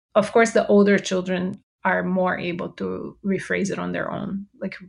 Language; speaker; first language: English; non-native, fluent; Portuguese